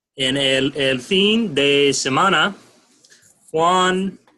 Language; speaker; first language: Spanish; non-native, learner; English